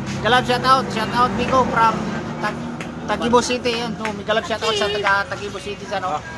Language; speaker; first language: Filipino; non-native, local second language; Cebuano